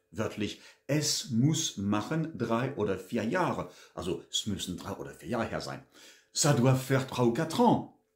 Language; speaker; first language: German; non-native, fluent; French